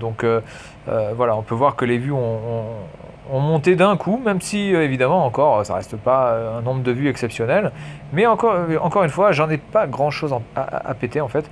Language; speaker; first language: French; native; French